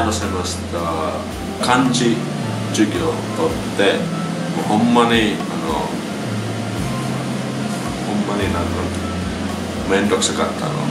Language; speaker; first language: Japanese; non-native, learner; Finnish